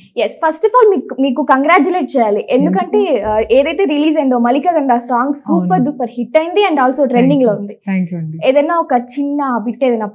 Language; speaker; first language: Telugu; native; Telugu